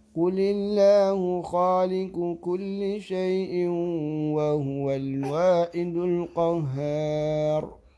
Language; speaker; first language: Arabic; non-native, learner; Indonesian